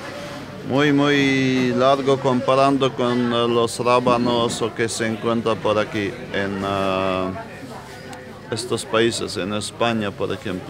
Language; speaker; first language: Spanish; non-native, fluent; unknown